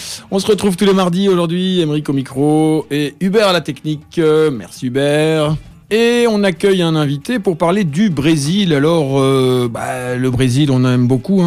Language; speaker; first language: French; native; French